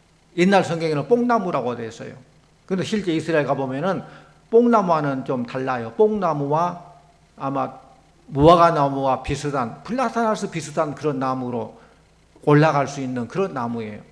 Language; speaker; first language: Korean; native; Korean